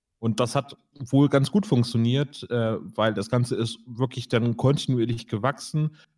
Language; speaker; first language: German; native; German